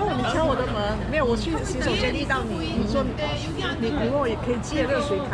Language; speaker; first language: Chinese; early bilingual, heritage; Chinese